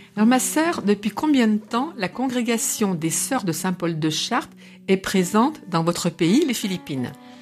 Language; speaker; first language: French; native; French